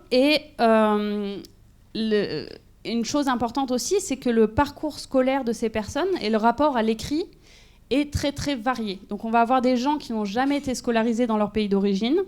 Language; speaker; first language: French; native; French